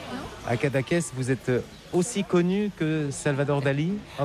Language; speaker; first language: French; native; French